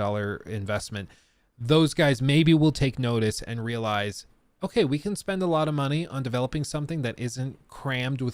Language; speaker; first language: English; native; English